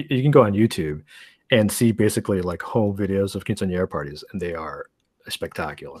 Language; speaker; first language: English; early bilingual, other home language; Spanish